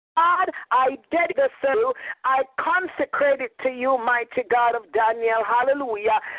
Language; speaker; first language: English; native; English